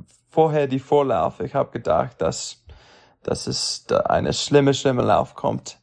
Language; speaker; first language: German; non-native, learner; English